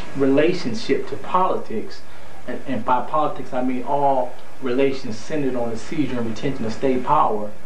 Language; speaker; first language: English; native; English